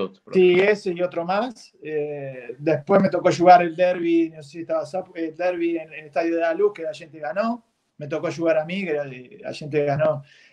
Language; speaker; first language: Portuguese; non-native, fluent; Spanish